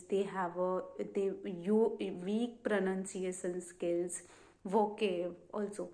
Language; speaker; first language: English; non-native, learner; Hindi